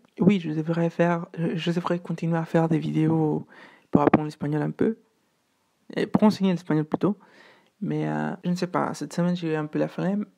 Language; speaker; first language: French; non-native, fluent; Spanish